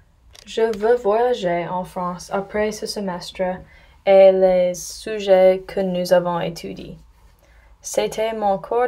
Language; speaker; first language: French; non-native, learner; English